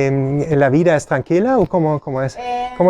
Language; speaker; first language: Spanish; non-native, learner; German